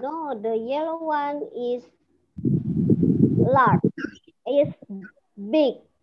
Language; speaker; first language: English; non-native, learner; Indonesian